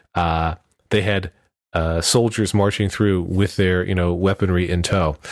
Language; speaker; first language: English; native; English